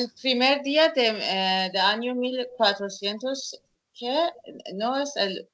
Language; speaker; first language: Spanish; non-native, fluent; Persian